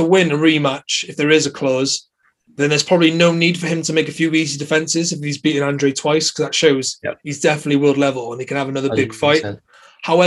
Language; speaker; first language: English; native; English